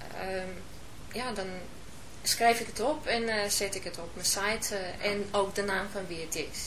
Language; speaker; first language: Dutch; non-native, fluent; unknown